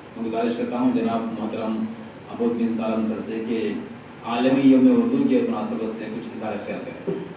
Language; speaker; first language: Urdu; native; Urdu